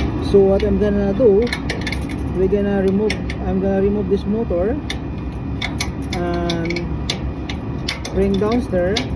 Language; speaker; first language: English; non-native, learner; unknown